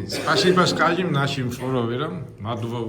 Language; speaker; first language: Russian; non-native, fluent; Georgian